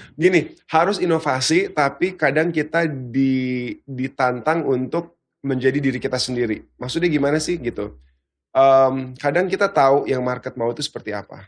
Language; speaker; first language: Indonesian; early bilingual, heritage; Indonesian